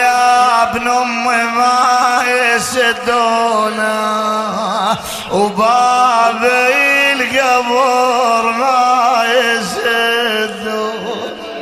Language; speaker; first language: Arabic; native; Arabic